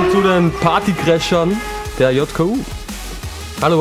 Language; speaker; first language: German; native; German